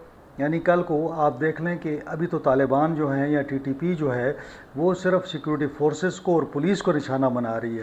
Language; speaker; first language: Urdu; native; Urdu